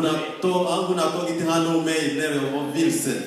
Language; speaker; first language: Swedish; non-native, fluent; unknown